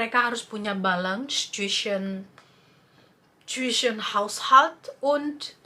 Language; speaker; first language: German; non-native, fluent; Indonesian